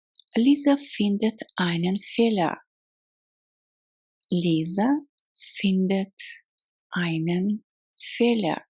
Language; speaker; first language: German; non-native, fluent; Russian